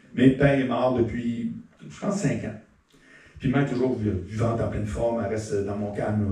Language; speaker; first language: French; native; French